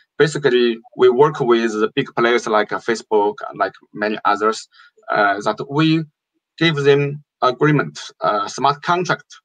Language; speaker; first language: English; non-native, fluent; Chinese